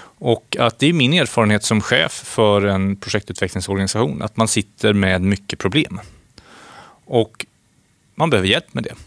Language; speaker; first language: Swedish; native; Swedish